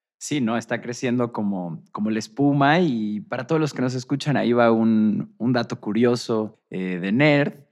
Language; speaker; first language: Spanish; native; Spanish